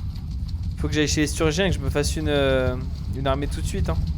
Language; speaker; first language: French; native; French